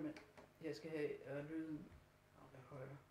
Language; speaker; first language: Danish; non-native, fluent; English